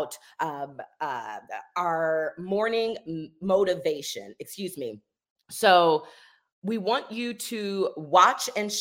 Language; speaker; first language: English; native; English